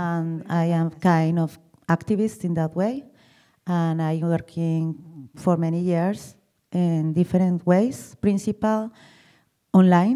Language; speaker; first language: English; non-native, learner; Spanish